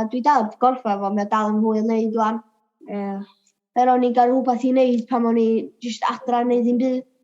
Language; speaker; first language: Welsh; native; Welsh